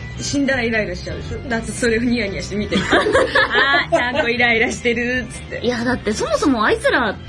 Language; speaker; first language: Japanese; native; Japanese